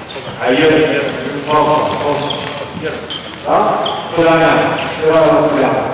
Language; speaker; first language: Polish; non-native, learner; Swedish